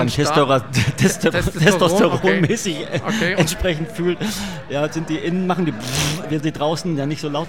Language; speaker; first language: German; native; German